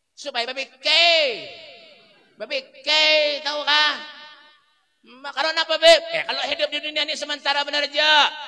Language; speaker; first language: Indonesian; non-native, local second language; Banjar